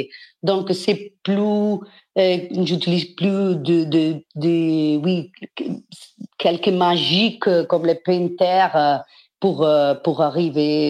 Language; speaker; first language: French; non-native, fluent; Spanish